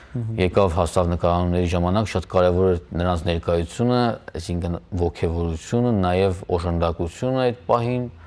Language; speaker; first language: Armenian; native; Armenian